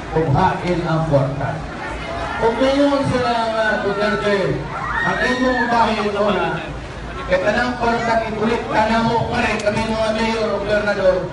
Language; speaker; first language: Cebuano; native; Cebuano